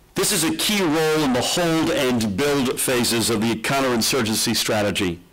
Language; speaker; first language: English; native; English